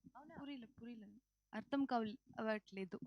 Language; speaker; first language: Telugu; non-native, learner; Tamil